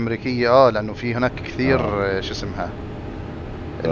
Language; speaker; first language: Arabic; native; Arabic